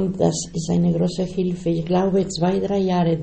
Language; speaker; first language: German; non-native, learner; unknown